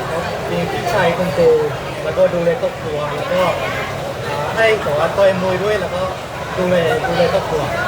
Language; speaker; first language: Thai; non-native, fluent; Burmese